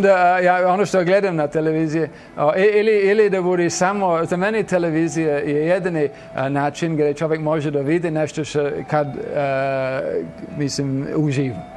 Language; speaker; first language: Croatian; non-native, fluent; English